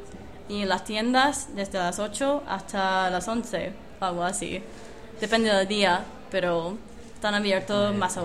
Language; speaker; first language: Spanish; non-native, fluent; English